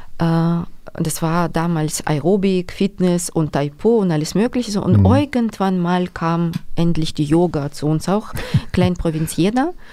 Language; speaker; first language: German; non-native, fluent; Russian